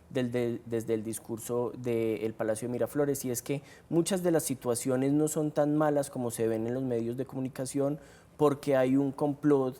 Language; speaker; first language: Spanish; native; Spanish